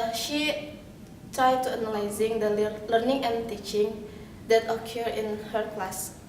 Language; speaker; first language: English; non-native, learner; Indonesian